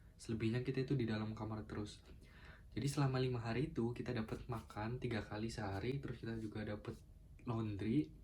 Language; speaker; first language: Indonesian; native; Indonesian